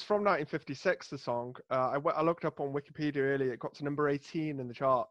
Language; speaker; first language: English; native; English